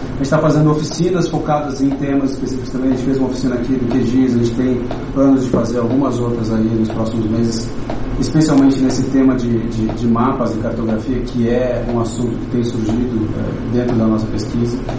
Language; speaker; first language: Portuguese; native; Portuguese